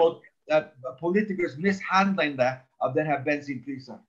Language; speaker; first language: Swedish; non-native, fluent; English